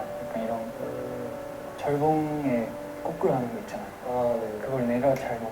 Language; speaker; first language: Korean; non-native, fluent; Japanese